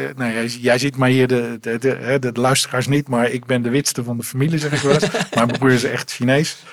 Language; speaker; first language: Dutch; native; Dutch